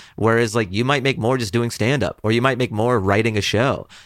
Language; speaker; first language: English; native; English